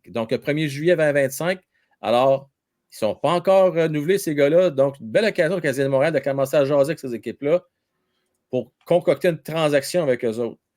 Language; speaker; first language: French; native; French